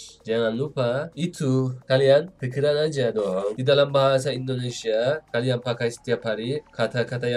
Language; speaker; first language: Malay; non-native, learner; Turkish